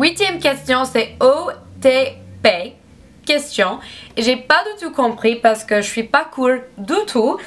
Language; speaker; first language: French; non-native, learner; English